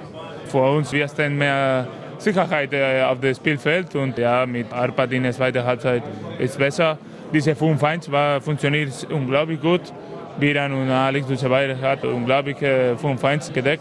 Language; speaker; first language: German; non-native, learner; Spanish